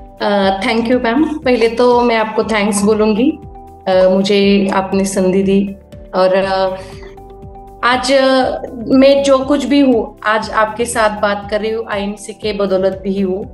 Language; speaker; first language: Hindi; native; Hindi